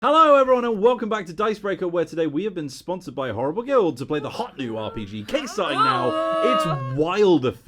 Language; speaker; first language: English; native; English